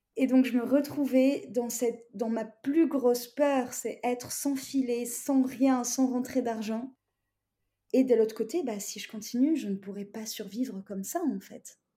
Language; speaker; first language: French; non-native, local second language; Arabic